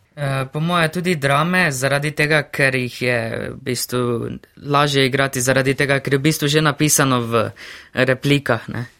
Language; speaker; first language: Slovenian; native; Slovenian